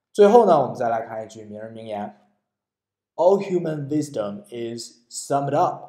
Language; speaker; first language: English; non-native, fluent; Chinese